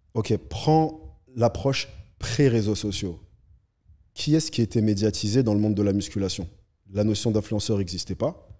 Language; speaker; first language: French; native; French